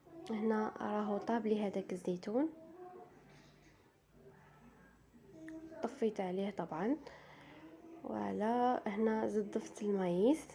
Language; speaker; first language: Arabic; native; Arabic